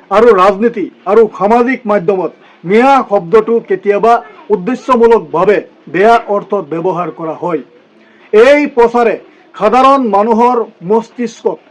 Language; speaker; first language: Assamese; non-native, local second language; Bangla